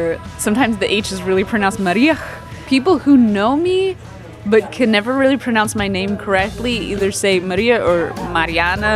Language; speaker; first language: English; native; English